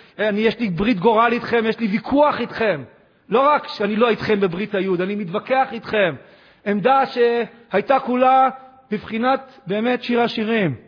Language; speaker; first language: Hebrew; native; Hebrew